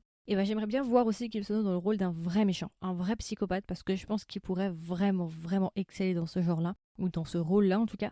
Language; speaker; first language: French; native; French